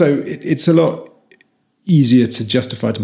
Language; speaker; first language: English; native; English